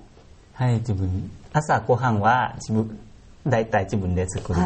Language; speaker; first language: Japanese; non-native, learner; Thai